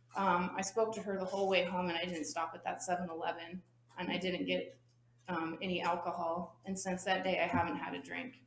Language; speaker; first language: English; native; English